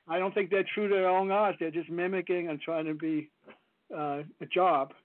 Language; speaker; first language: English; non-native, fluent; Danish